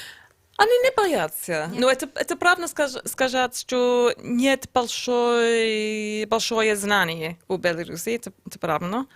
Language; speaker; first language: Russian; non-native, learner; English